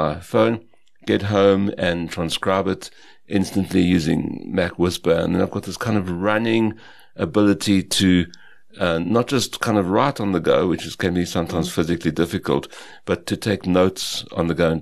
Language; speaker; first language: English; native; English